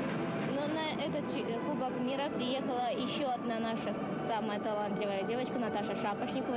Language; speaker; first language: Russian; native; Russian